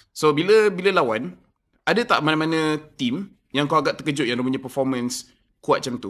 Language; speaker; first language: Malay; non-native, local second language; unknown